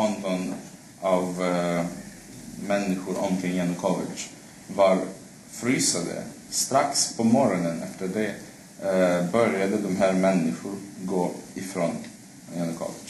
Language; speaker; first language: Swedish; non-native, fluent; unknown